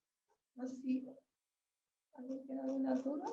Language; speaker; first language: Spanish; native; Spanish